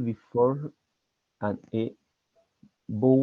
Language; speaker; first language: English; non-native, learner; Spanish